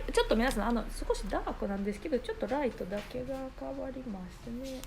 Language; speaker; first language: Japanese; non-native, learner; Russian